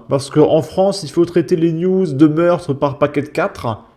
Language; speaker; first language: French; native; French